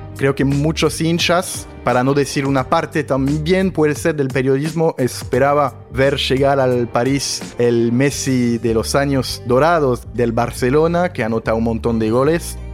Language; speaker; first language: Spanish; non-native, fluent; French